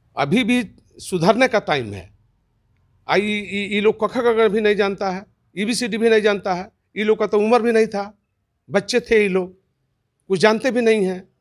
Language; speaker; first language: Hindi; native; Hindi